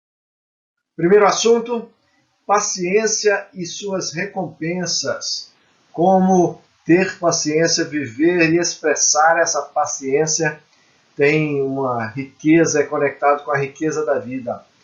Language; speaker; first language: Portuguese; native; Portuguese